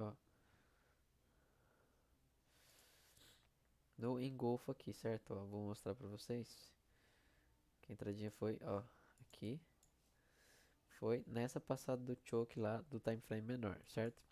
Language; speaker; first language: Portuguese; native; Portuguese